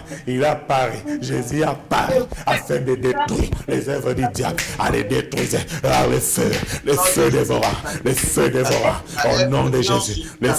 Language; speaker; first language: French; non-native, local second language; Lingala